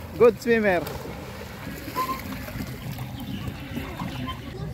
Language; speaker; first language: English; non-native, local second language; Filipino